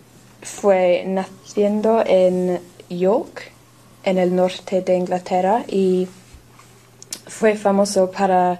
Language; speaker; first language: Spanish; non-native, learner; English